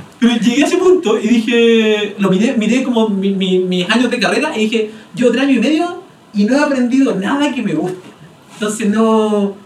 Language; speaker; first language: Spanish; native; Spanish